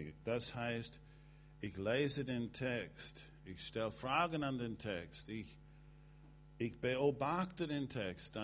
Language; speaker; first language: German; non-native, fluent; English